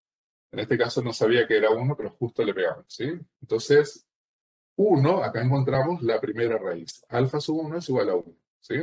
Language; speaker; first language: Spanish; native; Spanish